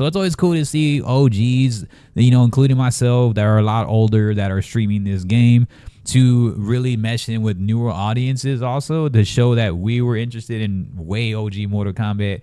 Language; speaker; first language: English; native; English